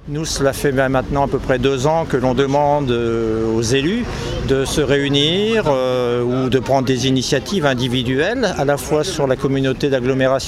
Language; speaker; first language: French; native; French